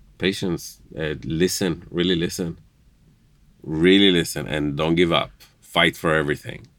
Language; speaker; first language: English; non-native, fluent; Hebrew